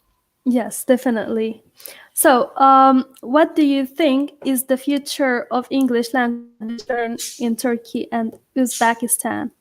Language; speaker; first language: English; non-native, fluent; Arabic